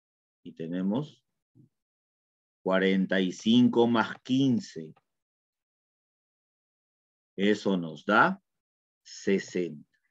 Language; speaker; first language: Spanish; native; Spanish